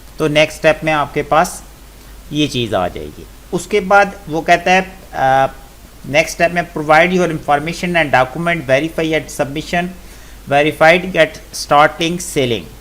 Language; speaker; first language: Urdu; non-native, local second language; Punjabi